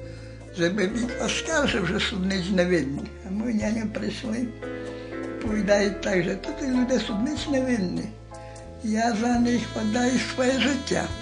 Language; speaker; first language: Polish; non-native, local second language; Rusyn